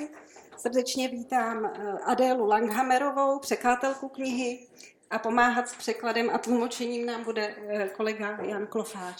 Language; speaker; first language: Czech; native; Czech